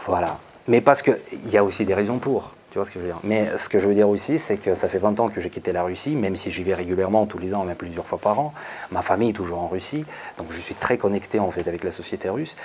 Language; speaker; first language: French; non-native, fluent; Russian